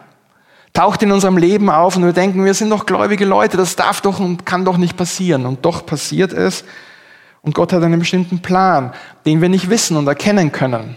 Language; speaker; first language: German; native; German